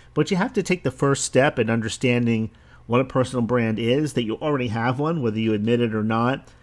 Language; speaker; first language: English; early bilingual, other home language; Italian